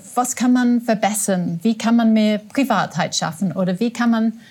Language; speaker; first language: German; non-native, fluent; English